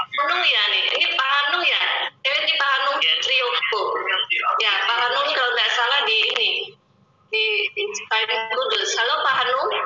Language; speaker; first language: Indonesian; native; Indonesian